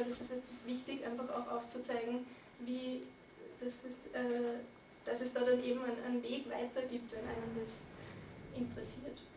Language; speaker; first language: German; native; German